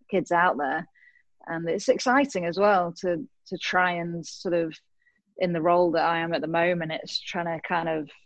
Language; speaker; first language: English; native; English